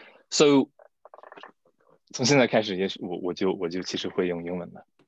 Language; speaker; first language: Chinese; early bilingual, heritage; Chinese